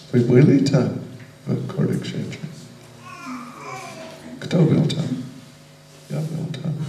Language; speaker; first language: Russian; non-native, learner; English